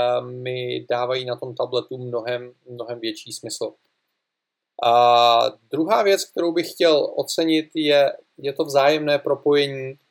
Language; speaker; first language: Czech; native; Czech